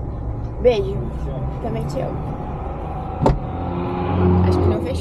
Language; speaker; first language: Portuguese; native; Portuguese